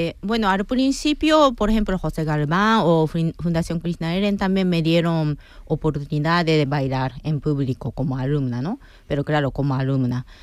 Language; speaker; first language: Spanish; non-native, fluent; Japanese